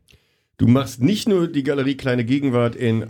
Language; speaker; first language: German; native; German